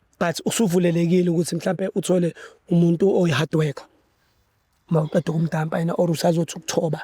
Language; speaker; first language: Zulu; native; Zulu